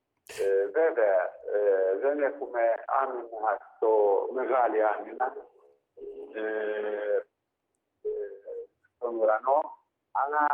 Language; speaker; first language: Greek; non-native, learner; Ukrainian